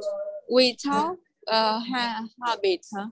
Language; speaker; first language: English; non-native, learner; Vietnamese